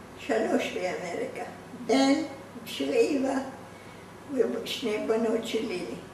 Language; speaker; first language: Hebrew; non-native, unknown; Arabic